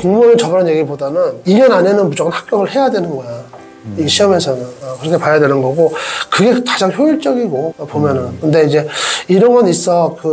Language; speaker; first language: Korean; native; Korean